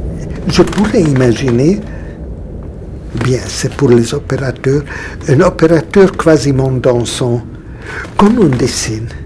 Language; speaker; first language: French; non-native, fluent; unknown